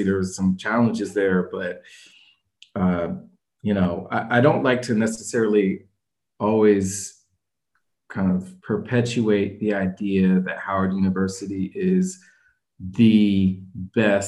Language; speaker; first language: English; native; English